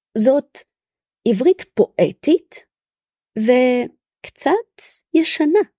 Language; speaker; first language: Hebrew; early bilingual, other home language; Russian